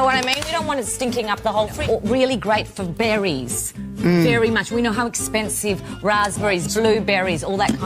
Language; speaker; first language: English; native; English